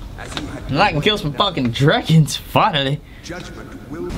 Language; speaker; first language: English; native; English